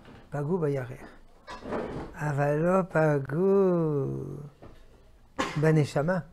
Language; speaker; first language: Hebrew; non-native, fluent; French